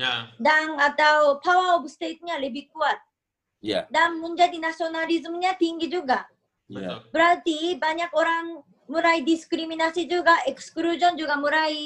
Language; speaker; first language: Indonesian; non-native, fluent; Japanese